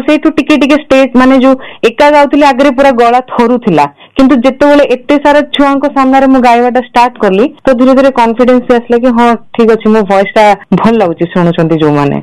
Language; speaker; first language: Odia; native; Odia